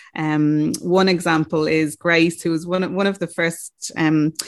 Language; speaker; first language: English; native; English